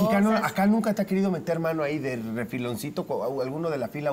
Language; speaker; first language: Spanish; native; Spanish